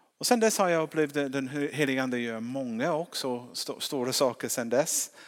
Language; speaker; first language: Swedish; non-native, fluent; English